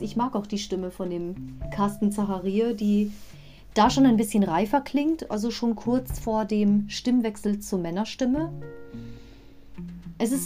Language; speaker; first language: German; native; German